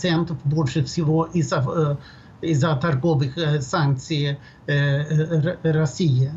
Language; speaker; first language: Russian; non-native, fluent; Swedish